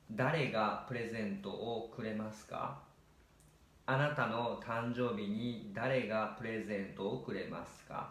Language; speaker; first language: Japanese; non-native, fluent; Thai